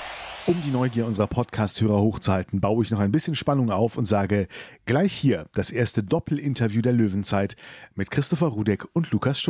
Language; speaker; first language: German; native; German